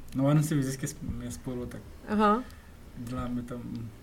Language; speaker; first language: Czech; non-native, learner; Pashto